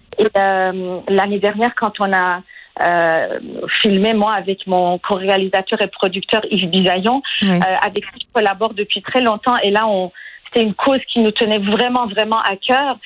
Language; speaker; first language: French; non-native, fluent; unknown